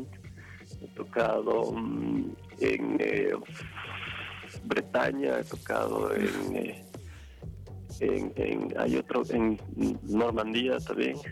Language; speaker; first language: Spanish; non-native, fluent; French